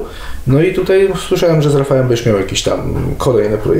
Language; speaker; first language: Polish; native; Polish